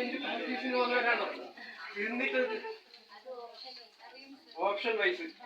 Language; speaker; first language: Malayalam; native; Malayalam